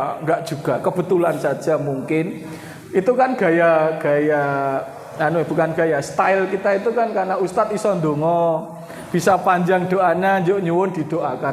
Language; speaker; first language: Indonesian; non-native, local second language; Javanese